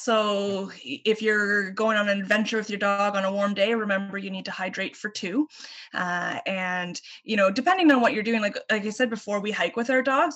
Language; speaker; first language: English; native; English